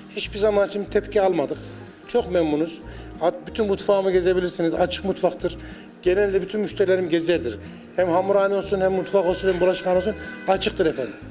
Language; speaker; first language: Turkish; native; Turkish